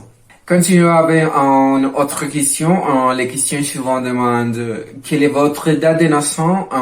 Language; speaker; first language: French; non-native, learner; Spanish